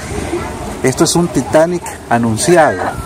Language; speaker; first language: Spanish; native; Spanish